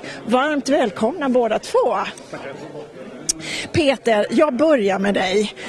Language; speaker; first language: Swedish; native; Swedish